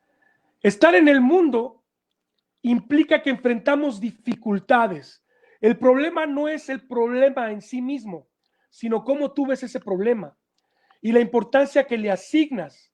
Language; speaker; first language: Spanish; native; Spanish